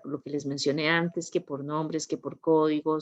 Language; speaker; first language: Spanish; native; Spanish